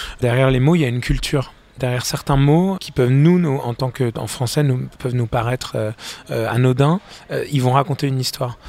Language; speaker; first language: French; native; French